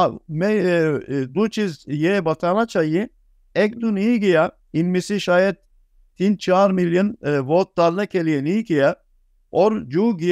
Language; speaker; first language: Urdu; non-native, fluent; Turkish